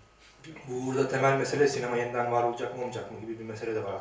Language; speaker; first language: Turkish; native; Turkish